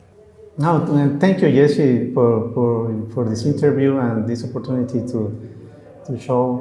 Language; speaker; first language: English; non-native, learner; Spanish